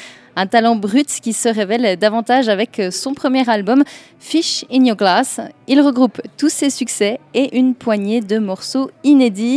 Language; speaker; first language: French; native; French